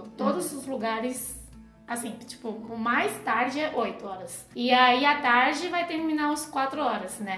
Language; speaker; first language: Portuguese; non-native, fluent; Chinese